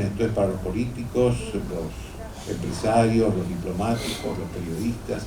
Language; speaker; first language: Spanish; native; Spanish